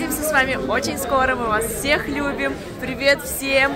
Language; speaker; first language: Russian; native; Russian